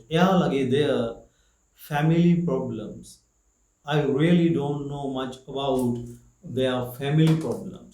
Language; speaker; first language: English; non-native, local second language; Sinhala